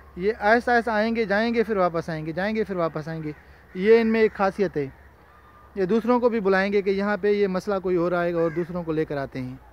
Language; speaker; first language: Urdu; non-native, local second language; Sindhi